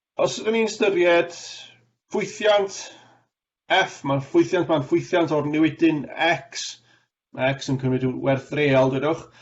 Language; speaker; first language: Welsh; native; Welsh